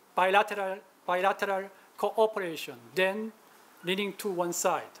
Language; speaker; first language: English; non-native, fluent; Korean